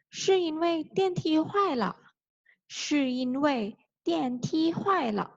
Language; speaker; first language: Chinese; non-native, fluent; Thai